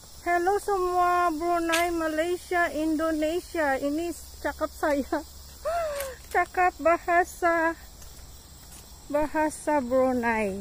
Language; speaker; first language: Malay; non-native, learner; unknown